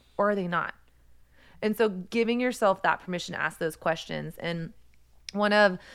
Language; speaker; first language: English; native; English